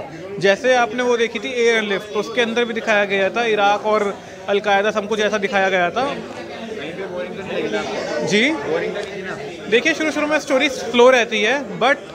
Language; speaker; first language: Hindi; native; Hindi